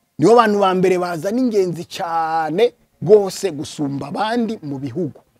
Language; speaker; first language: Rundi; early bilingual, heritage; Rundi